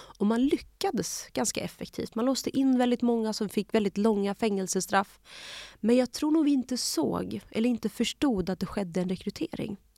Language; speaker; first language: Swedish; early bilingual, other home language; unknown